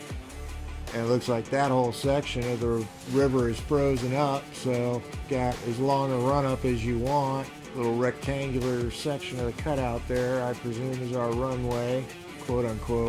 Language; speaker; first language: English; native; English